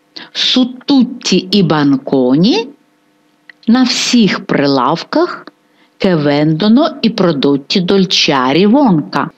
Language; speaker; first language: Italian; non-native, fluent; Ukrainian